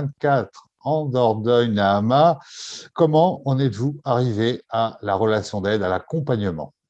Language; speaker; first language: French; native; French